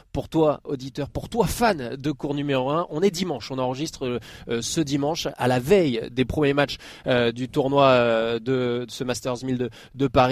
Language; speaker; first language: French; native; French